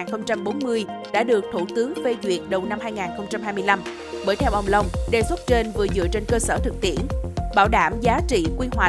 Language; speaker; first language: Vietnamese; native; Vietnamese